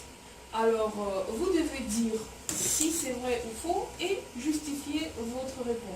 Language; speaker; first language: French; non-native, fluent; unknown